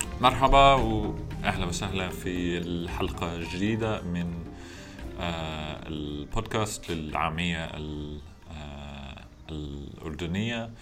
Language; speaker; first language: Arabic; non-native, learner; English